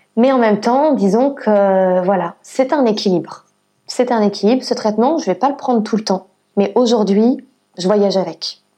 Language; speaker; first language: French; native; French